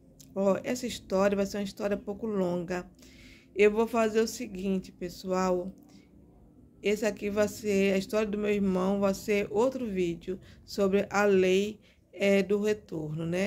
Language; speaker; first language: Portuguese; native; Portuguese